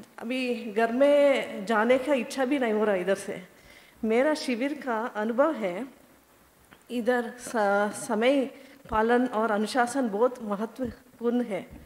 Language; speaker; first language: Hindi; non-native, local second language; Telugu